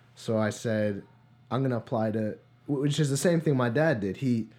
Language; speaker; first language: English; native; English